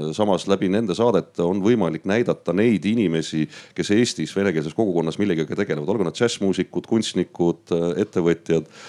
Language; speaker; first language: Estonian; native; Estonian